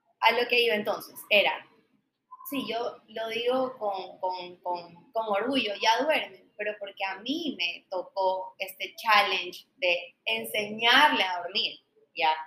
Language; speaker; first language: Spanish; native; Spanish